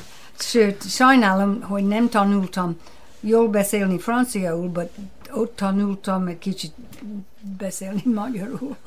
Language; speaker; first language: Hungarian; non-native, fluent; English